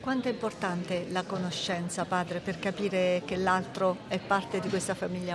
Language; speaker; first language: Italian; native; Italian